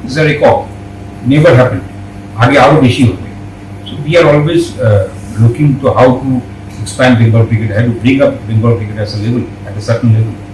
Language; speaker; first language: English; non-native, local second language; Bangla